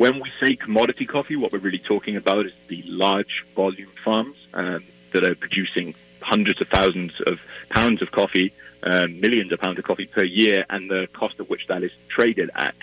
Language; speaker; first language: English; native; English